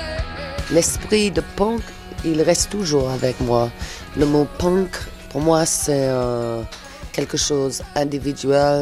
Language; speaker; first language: French; non-native, fluent; English